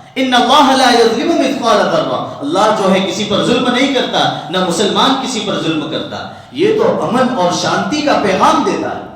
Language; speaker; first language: Urdu; non-native, local second language; Gujarati